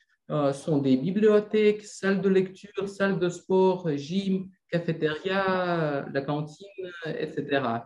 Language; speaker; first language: French; non-native, fluent; Russian